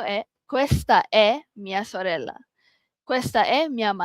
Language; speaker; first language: Italian; non-native, learner; Malay